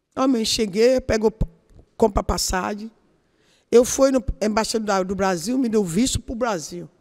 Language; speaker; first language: Portuguese; non-native, learner; Yoruba